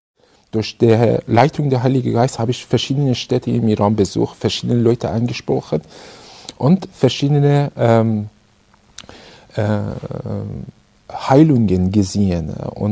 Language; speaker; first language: German; non-native, fluent; Persian